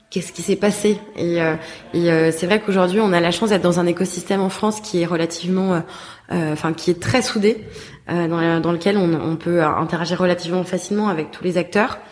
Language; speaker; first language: French; native; French